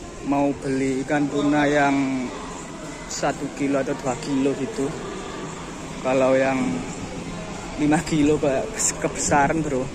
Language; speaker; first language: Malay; non-native, local second language; Javanese